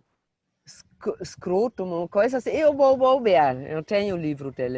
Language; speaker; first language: Portuguese; non-native, fluent; German